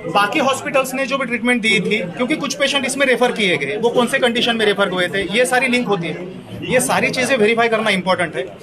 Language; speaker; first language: Hindi; non-native, local second language; Marathi